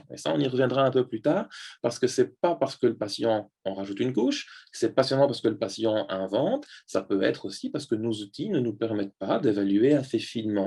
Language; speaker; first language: French; native; French